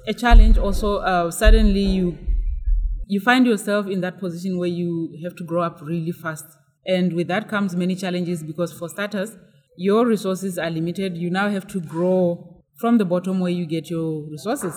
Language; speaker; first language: English; non-native, local second language; Tswana